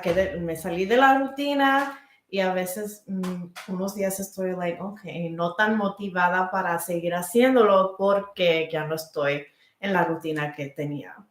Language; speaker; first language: Spanish; early bilingual, heritage; Spanish